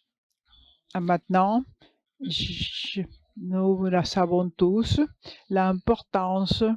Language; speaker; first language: French; non-native, learner; English